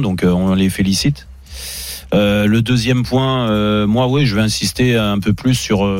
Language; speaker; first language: French; native; French